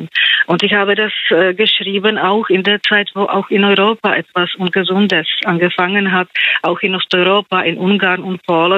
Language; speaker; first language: German; non-native, fluent; Czech